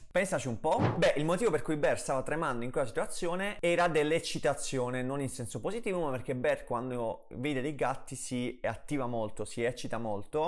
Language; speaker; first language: Italian; native; Italian